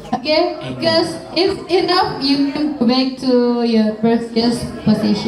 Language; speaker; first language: English; non-native, fluent; Indonesian